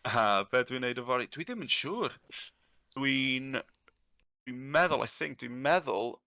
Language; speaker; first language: Welsh; non-native, fluent; English